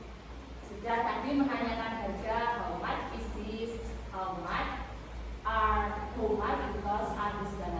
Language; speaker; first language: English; non-native, fluent; Indonesian